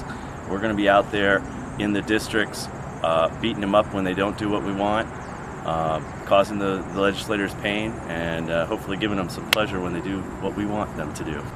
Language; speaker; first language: English; native; English